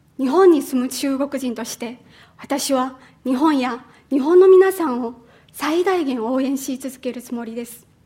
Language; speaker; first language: Japanese; non-native, fluent; Chinese